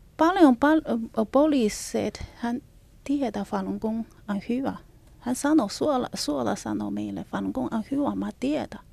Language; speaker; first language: Finnish; non-native, learner; Chinese